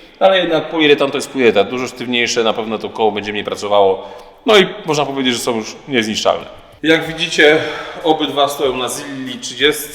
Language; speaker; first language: Polish; native; Polish